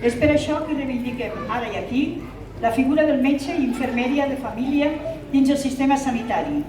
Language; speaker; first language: Catalan; native; Catalan